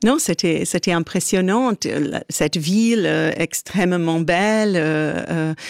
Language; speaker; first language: French; non-native, fluent; English